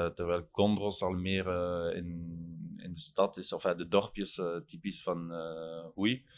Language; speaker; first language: Dutch; non-native, fluent; Luxembourgish